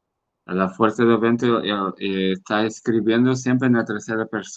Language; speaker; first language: Spanish; non-native, learner; Portuguese